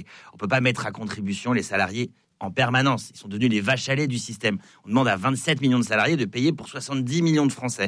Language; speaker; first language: French; native; French